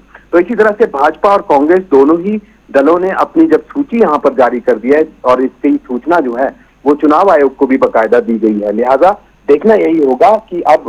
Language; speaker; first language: Hindi; native; Hindi